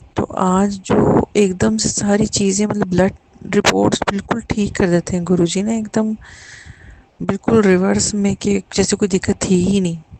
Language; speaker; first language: Hindi; native; Hindi